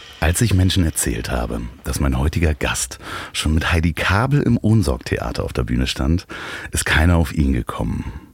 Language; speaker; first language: German; native; German